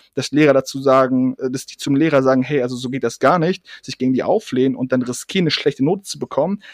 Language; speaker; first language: German; early bilingual, other home language; Persian